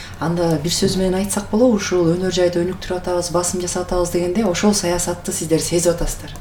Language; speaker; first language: Kyrgyz; native; Kyrgyz